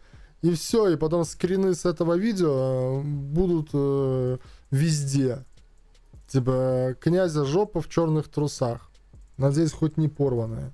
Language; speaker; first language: Russian; native; Russian